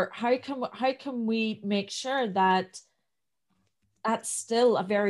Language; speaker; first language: English; native; English